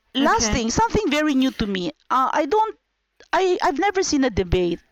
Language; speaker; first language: English; non-native, local second language; Filipino